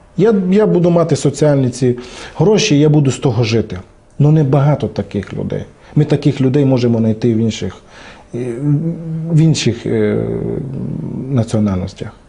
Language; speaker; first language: Ukrainian; non-native, local second language; Romany